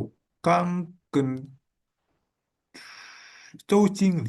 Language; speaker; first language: Chinese; non-native, learner; Indonesian